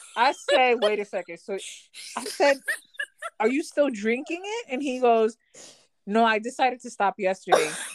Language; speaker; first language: English; early bilingual, other home language; Spanish